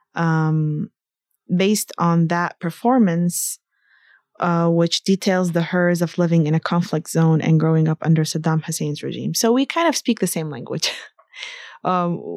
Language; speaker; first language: English; early bilingual, other home language; Arabic